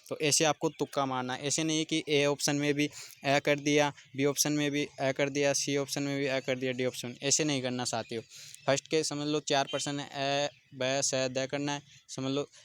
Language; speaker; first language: Hindi; native; Hindi